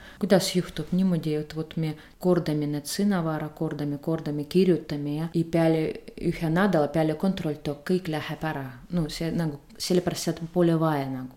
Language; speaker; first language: Estonian; non-native, fluent; Russian